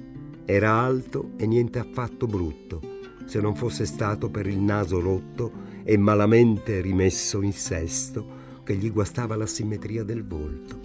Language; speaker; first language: Italian; native; Italian